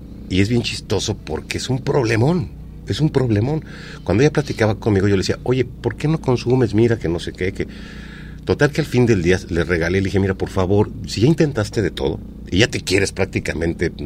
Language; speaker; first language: Spanish; native; Spanish